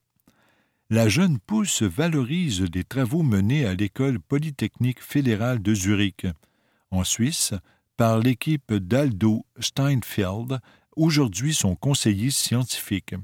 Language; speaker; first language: French; native; French